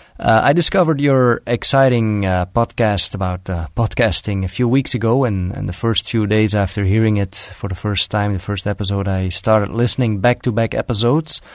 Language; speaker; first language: English; non-native, fluent; Dutch